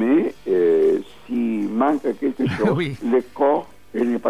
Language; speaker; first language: French; non-native, fluent; Spanish